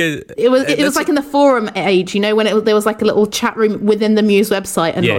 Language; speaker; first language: English; native; English